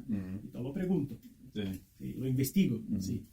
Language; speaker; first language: Spanish; non-native, fluent; Portuguese